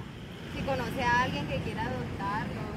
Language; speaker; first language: Spanish; native; Spanish